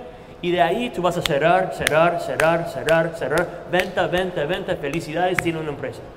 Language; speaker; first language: Spanish; non-native, fluent; English